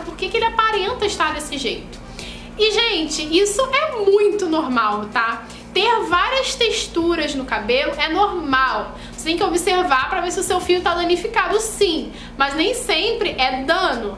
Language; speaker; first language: Portuguese; native; Portuguese